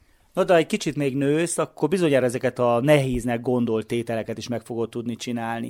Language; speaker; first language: Hungarian; native; Hungarian